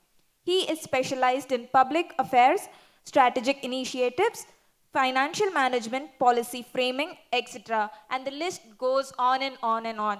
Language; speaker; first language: English; non-native, local second language; Tamil